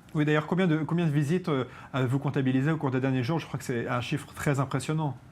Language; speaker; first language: French; native; French